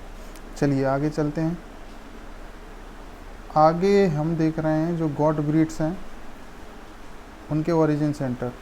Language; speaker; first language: Hindi; native; Hindi